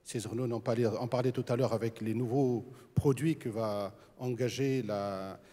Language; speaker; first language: French; non-native, local second language; Arabic